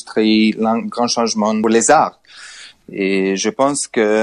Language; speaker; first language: French; non-native, learner; Hungarian